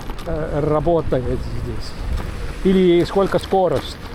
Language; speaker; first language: Russian; non-native, local second language; Estonian